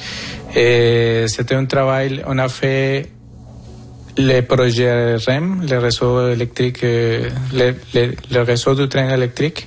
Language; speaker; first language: French; non-native, fluent; Spanish